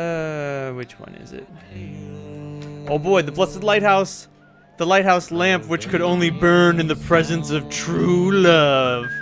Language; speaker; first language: English; native; English